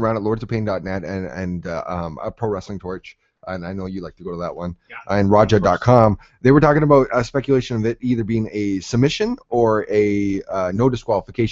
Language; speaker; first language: English; native; English